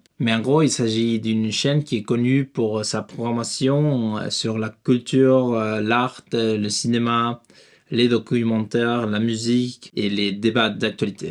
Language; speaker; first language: French; non-native, learner; Spanish